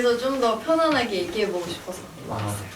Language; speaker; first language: Korean; non-native, fluent; Chinese